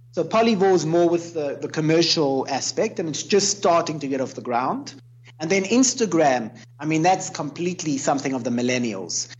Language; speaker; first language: English; native; English